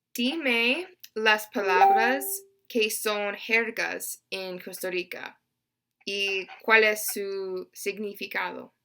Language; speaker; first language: Spanish; non-native, learner; English